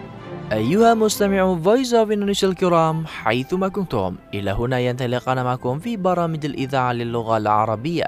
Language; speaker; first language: Arabic; non-native, fluent; Indonesian